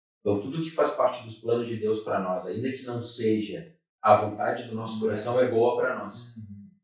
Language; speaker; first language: Portuguese; native; Portuguese